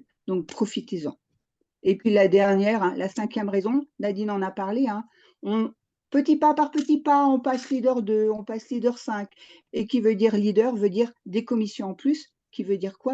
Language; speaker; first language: French; native; French